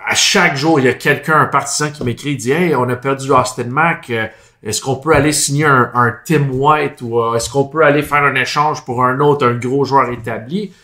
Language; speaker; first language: French; native; French